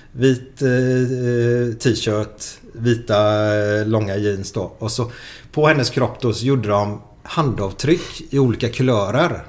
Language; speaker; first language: Swedish; native; Swedish